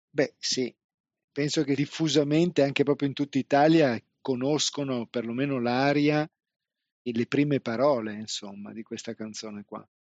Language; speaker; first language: Italian; native; Italian